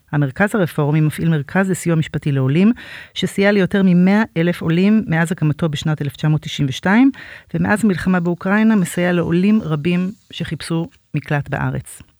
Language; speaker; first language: Hebrew; native; Hebrew